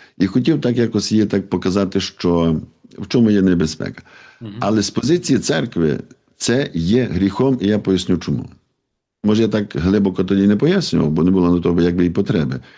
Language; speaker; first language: Ukrainian; native; Ukrainian